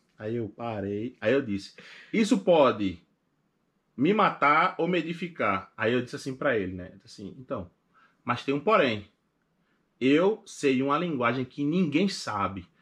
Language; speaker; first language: Portuguese; native; Portuguese